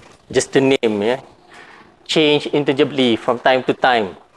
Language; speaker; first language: English; non-native, local second language; Malay